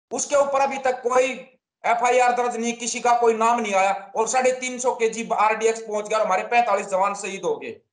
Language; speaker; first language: Hindi; native; Hindi